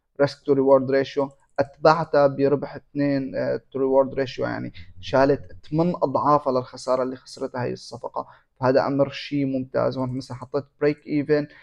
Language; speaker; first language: Arabic; native; Arabic